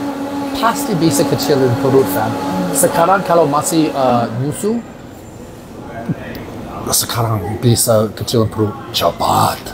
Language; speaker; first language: Indonesian; non-native, learner; English